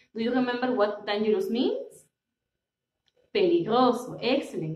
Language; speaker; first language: English; non-native, learner; Spanish